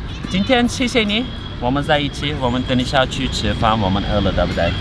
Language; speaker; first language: Chinese; non-native, fluent; Turkish